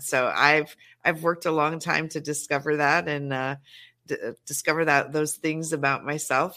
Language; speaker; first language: English; native; English